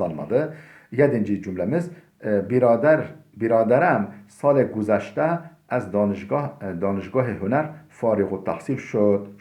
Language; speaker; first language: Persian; non-native, fluent; Turkish